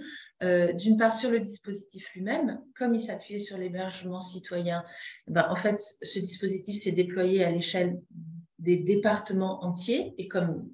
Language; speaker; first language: French; native; French